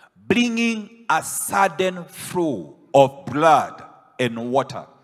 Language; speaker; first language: English; non-native, local second language; Swahili